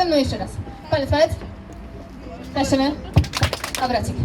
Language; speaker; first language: Polish; native; Polish